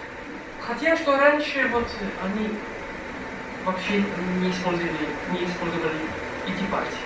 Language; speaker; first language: Russian; non-native, fluent; Arabic